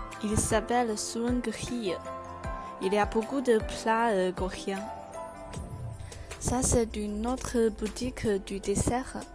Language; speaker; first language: French; non-native, learner; Chinese